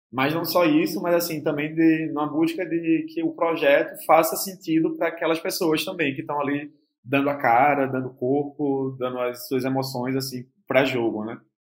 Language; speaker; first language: Portuguese; native; Portuguese